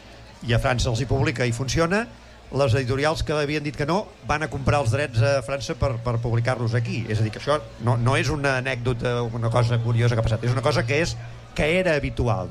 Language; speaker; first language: Catalan; native; Catalan